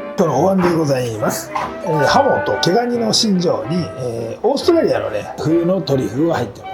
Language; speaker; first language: Japanese; native; Japanese